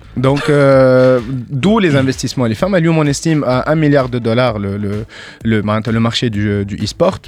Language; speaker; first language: French; non-native, local second language; Arabic